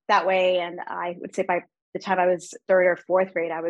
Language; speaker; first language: English; early bilingual, other home language; Spanish